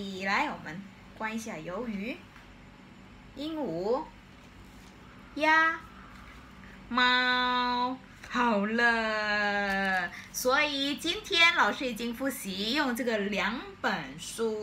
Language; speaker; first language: Chinese; non-native, fluent; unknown